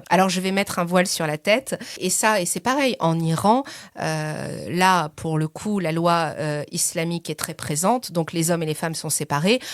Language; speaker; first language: French; early bilingual, other home language; Persian